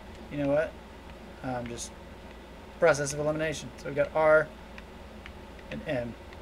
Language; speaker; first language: English; native; English